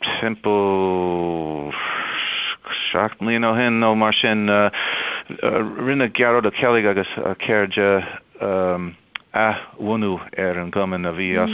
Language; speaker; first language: Irish; non-native, fluent; English